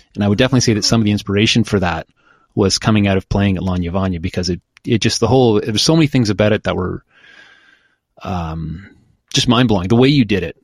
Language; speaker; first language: English; native; English